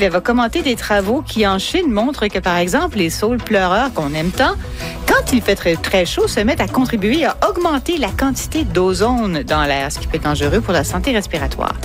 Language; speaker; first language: French; native; French